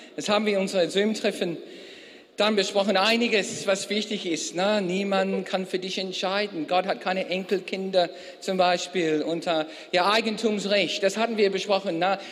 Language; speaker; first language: German; non-native, fluent; English